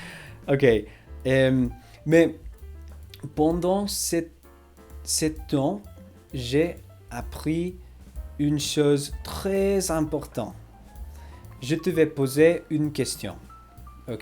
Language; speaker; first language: French; non-native, learner; English